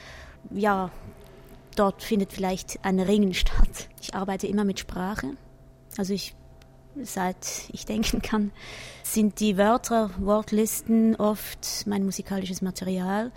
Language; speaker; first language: German; native; German